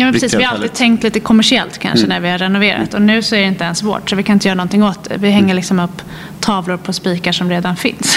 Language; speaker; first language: Swedish; native; Swedish